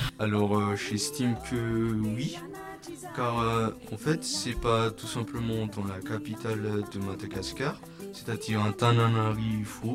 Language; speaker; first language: French; non-native, local second language; Malagasy